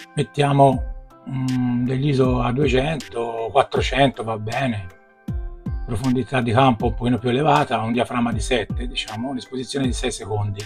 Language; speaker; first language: Italian; native; Italian